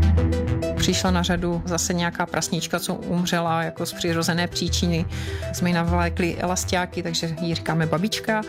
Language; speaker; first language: Czech; native; Czech